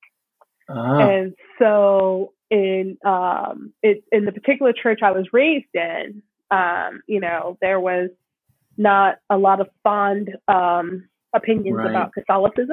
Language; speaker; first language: English; native; English